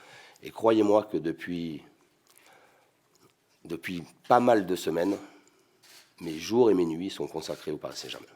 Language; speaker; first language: French; native; French